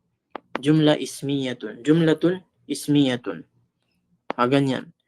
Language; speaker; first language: Arabic; non-native, fluent; Filipino